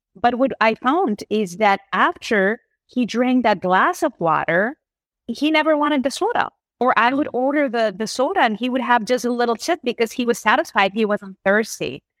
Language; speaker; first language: English; non-native, fluent; Spanish